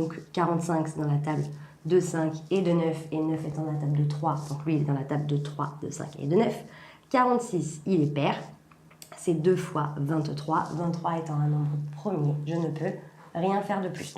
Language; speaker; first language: French; native; French